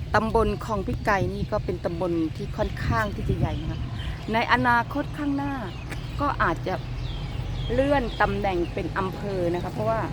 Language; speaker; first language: Thai; native; Thai